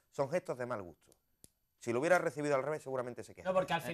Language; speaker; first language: Spanish; native; Spanish